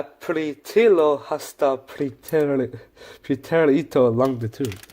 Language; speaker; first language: Spanish; non-native, learner; English